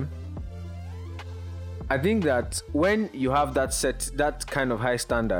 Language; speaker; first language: English; non-native, local second language; Yoruba